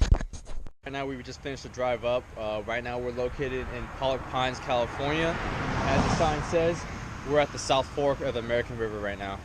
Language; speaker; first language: English; native; English